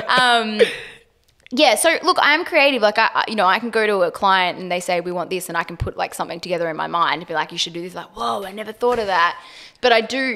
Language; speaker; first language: English; native; English